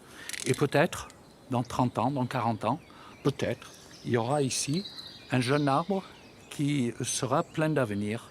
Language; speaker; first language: French; native; French